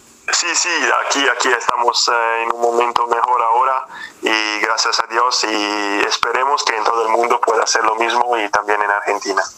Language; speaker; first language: Spanish; non-native, fluent; Italian